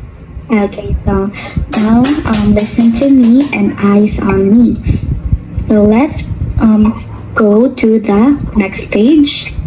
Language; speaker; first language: English; non-native, local second language; Filipino